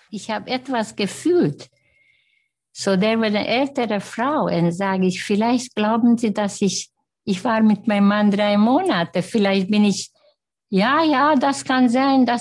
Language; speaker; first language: German; non-native, learner; Hungarian